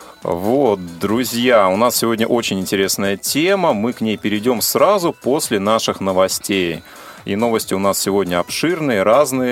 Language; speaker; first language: Russian; native; Russian